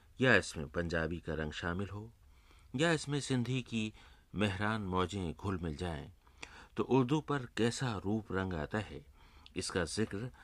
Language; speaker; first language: Urdu; native; Urdu